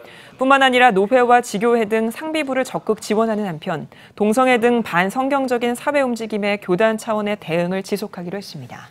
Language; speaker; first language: Korean; native; Korean